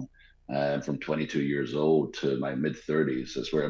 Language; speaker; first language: English; native; English